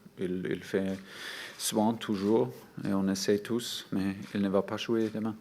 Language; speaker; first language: French; non-native, fluent; German